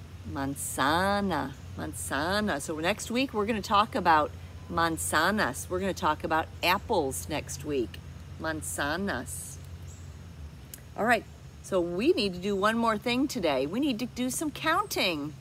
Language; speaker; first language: English; native; English